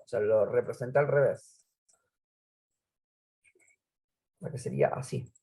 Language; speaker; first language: Spanish; native; Spanish